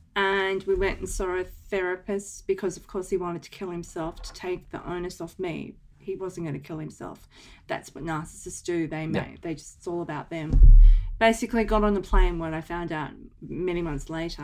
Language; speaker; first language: English; native; English